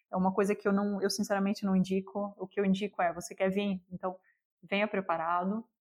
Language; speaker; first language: Portuguese; non-native, local second language; German